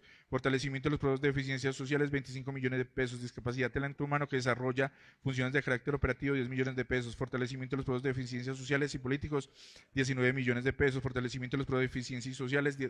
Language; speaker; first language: Spanish; native; Spanish